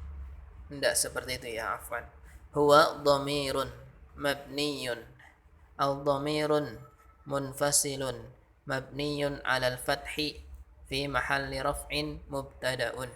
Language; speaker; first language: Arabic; non-native, fluent; Indonesian